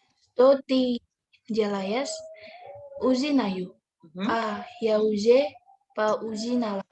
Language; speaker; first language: Russian; non-native, learner; Indonesian